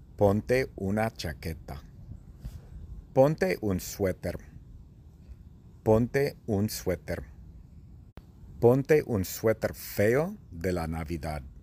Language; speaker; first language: Spanish; non-native, fluent; English